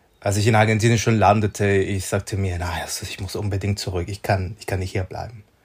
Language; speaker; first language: German; non-native, fluent; Spanish